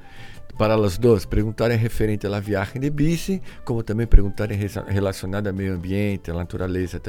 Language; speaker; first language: Spanish; non-native, learner; Portuguese